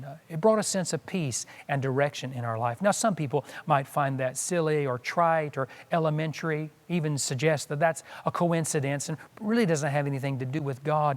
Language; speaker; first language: English; native; English